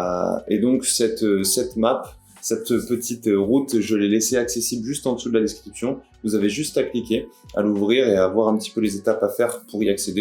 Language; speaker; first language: French; native; French